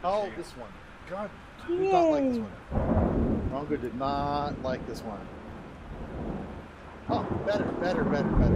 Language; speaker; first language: English; native; English